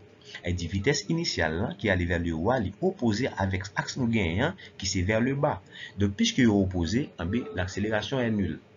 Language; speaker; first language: French; non-native, local second language; Haitian Creole